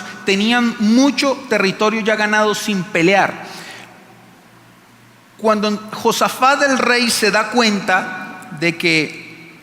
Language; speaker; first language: Spanish; native; Spanish